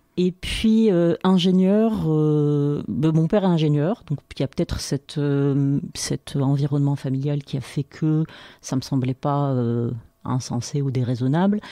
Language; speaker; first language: French; non-native, local second language; Arabic